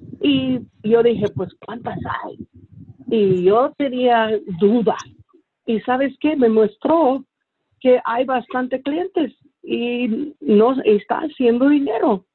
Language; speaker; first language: Spanish; early bilingual, heritage; Spanish